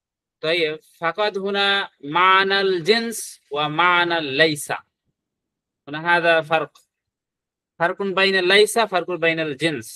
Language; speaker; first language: Arabic; non-native, fluent; Bangla